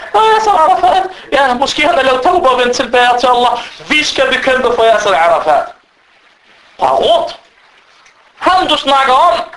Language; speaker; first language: Danish; non-native, fluent; Arabic